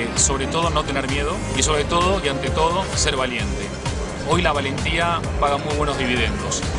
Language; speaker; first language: Spanish; native; Spanish